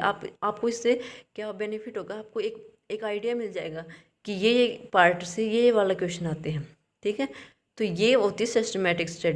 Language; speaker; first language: Hindi; native; Hindi